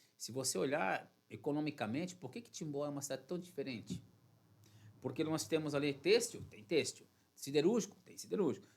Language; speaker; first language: Portuguese; native; Portuguese